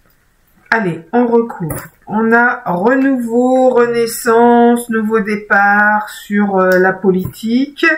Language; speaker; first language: French; native; French